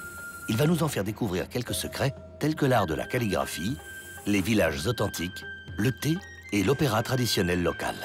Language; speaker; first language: French; native; French